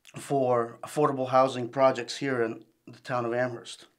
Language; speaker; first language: English; early bilingual, other home language; Spanish